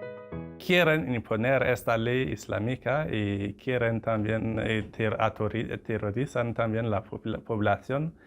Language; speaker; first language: Spanish; non-native, fluent; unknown